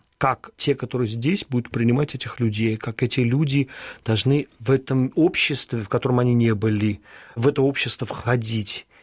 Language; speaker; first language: Russian; early bilingual, other home language; Armenian